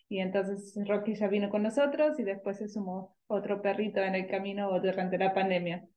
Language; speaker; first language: Spanish; non-native, fluent; German